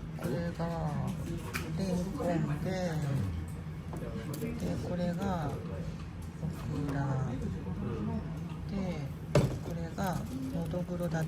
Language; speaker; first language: Japanese; native; Japanese